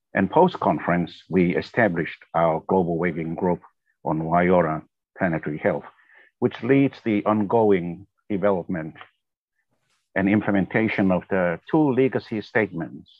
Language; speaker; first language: English; non-native, fluent; Tongan